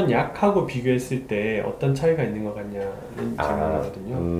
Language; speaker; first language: Korean; native; Korean